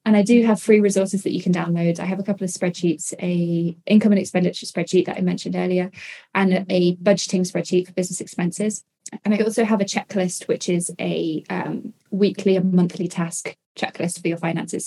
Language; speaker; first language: English; native; English